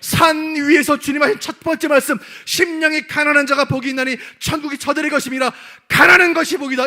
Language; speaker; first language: Korean; native; Korean